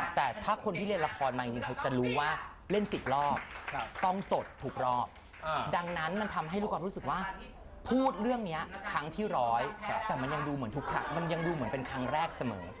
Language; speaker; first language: Thai; native; Thai